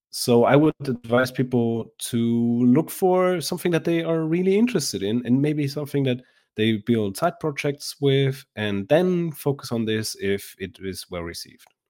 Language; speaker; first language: English; non-native, fluent; German